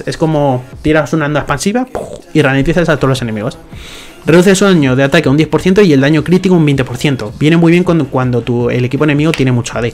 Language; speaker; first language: Spanish; native; Spanish